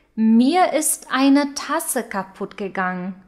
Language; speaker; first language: German; non-native, fluent; Russian